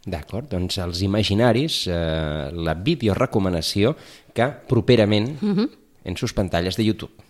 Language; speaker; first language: Catalan; non-native, local second language; Spanish